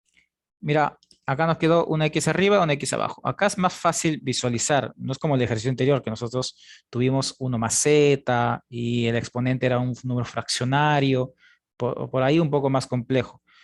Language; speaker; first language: Spanish; native; Spanish